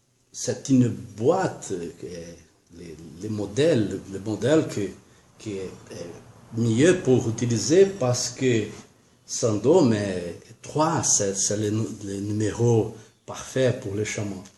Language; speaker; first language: French; non-native, learner; Portuguese